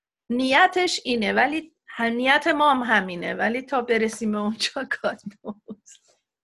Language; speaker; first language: Persian; native; Persian